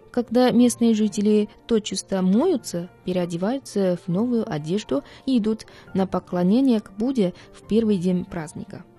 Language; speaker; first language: Russian; non-native, fluent; Chinese